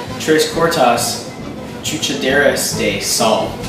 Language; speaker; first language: Spanish; non-native, learner; English